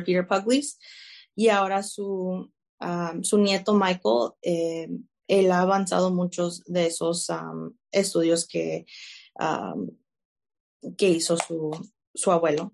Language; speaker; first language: Spanish; early bilingual, heritage; Spanish